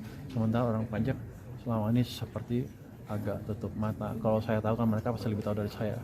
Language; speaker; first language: Indonesian; native; Indonesian